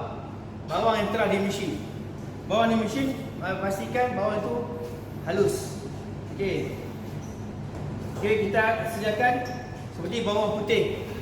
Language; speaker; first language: Malay; native; Malay